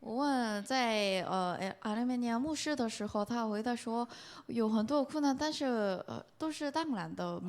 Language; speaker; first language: Chinese; non-native, fluent; Korean